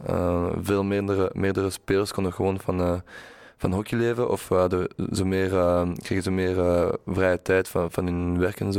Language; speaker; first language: Dutch; non-native, local second language; French